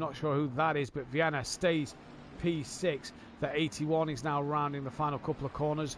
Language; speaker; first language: English; native; English